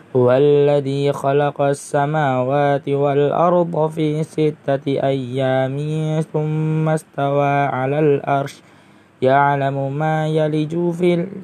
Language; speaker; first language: Arabic; non-native, learner; Indonesian